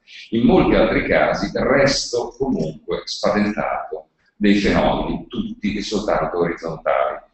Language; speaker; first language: Italian; native; Italian